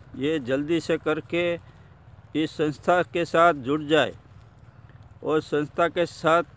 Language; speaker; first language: Hindi; non-native, local second language; Gujarati